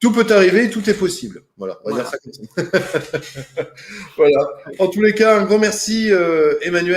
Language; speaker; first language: French; native; French